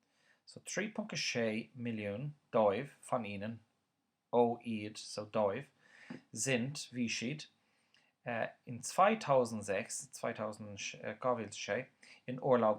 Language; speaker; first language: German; non-native, fluent; Irish